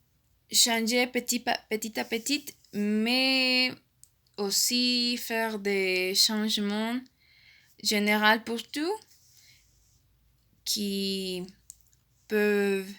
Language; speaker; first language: French; non-native, learner; Spanish